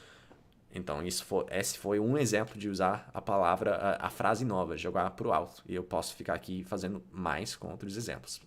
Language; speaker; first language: Portuguese; non-native, fluent; English